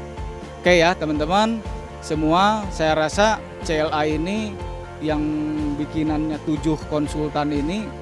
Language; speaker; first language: Indonesian; native; Indonesian